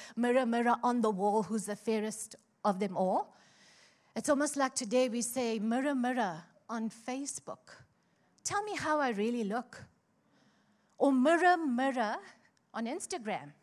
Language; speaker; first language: English; native; English